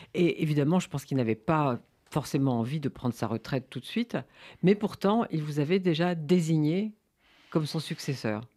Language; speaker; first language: French; native; French